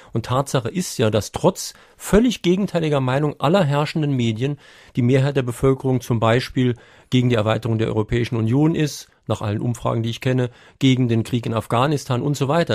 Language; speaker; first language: German; native; German